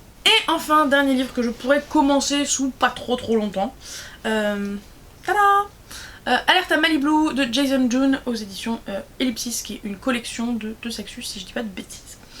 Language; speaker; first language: French; native; French